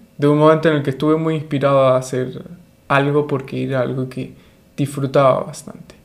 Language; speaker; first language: Spanish; native; Spanish